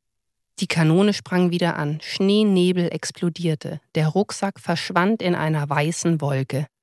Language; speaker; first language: German; native; German